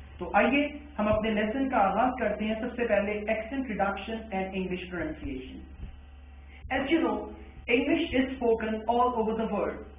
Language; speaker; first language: Urdu; native; Urdu